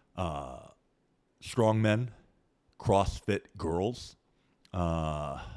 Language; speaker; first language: English; native; English